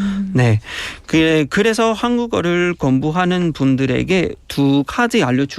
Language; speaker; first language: Korean; non-native, fluent; Spanish